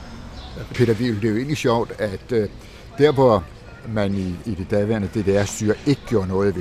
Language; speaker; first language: Danish; native; Danish